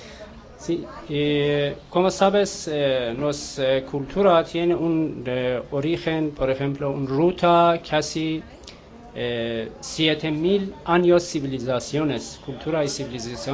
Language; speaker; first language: Spanish; non-native, learner; Persian